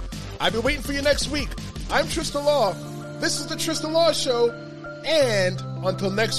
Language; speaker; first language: English; native; English